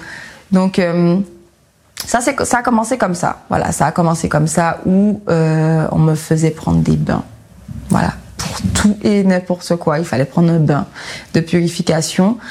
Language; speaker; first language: French; native; French